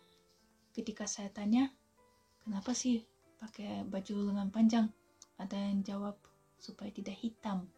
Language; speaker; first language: Indonesian; non-native, fluent; Russian